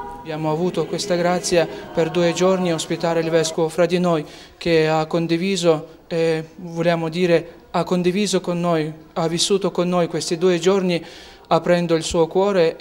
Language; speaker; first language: Italian; non-native, fluent; Ukrainian